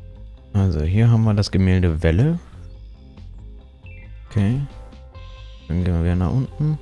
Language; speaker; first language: German; native; German